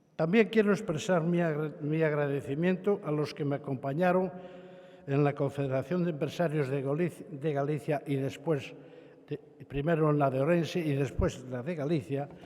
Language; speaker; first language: Spanish; native; Spanish